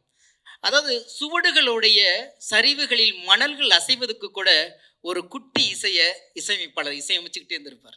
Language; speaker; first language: Tamil; native; Tamil